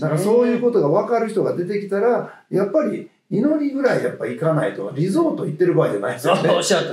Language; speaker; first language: Japanese; native; Japanese